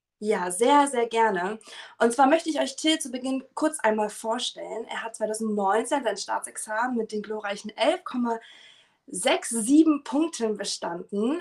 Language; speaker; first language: German; native; German